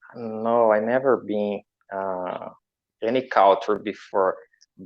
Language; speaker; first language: English; non-native, learner; Portuguese